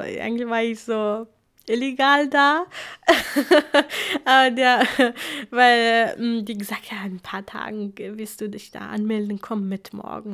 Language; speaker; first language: German; non-native, fluent; Kurdish